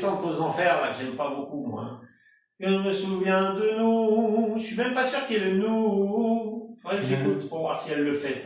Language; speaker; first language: French; native; French